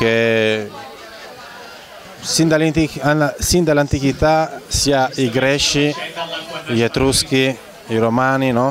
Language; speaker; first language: Italian; non-native, fluent; Greek